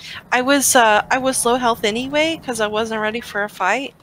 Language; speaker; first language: English; native; English